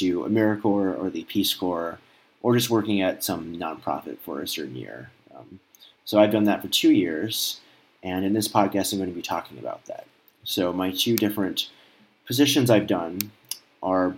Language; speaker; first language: English; native; English